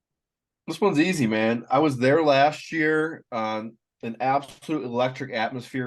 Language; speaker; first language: English; native; English